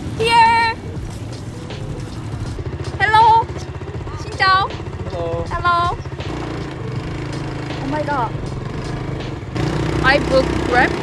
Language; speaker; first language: English; non-native, learner; Korean